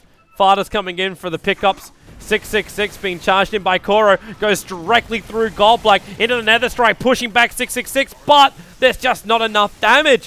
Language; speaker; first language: English; native; English